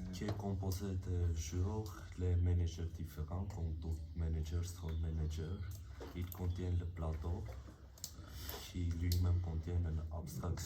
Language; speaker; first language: French; non-native, learner; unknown